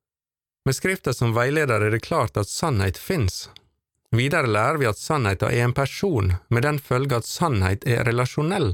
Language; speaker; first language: Norwegian; native; Norwegian